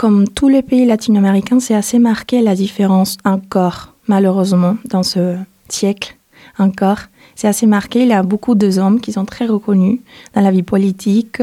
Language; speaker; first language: French; non-native, fluent; Spanish